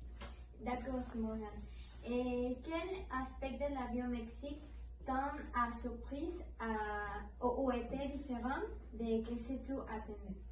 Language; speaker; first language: French; non-native, learner; Spanish